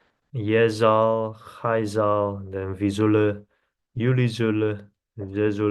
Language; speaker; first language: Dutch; non-native, learner; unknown